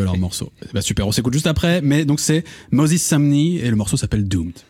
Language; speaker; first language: French; native; French